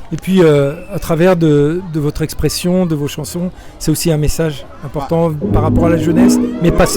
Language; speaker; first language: French; native; French